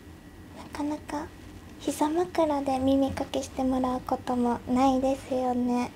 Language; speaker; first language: Japanese; native; Japanese